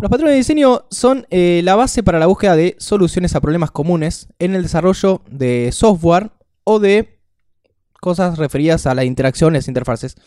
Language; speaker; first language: Spanish; native; Spanish